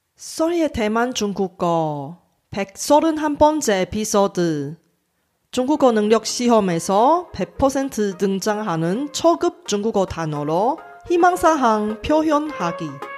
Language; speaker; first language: Korean; non-native, fluent; Chinese